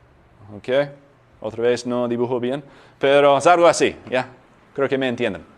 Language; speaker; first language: Spanish; non-native, fluent; English